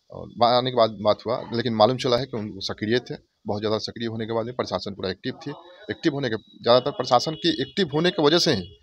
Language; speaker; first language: Hindi; native; Hindi